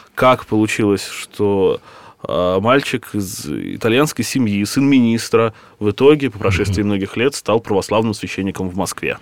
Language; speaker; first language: Russian; native; Russian